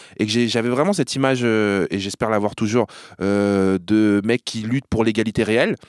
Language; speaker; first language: French; native; French